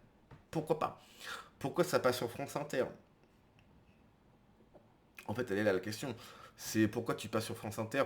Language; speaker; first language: French; native; French